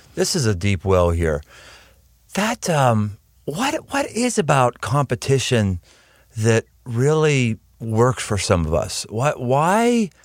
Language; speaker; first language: English; native; English